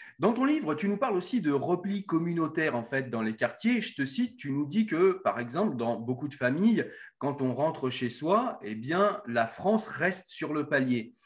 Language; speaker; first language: French; native; French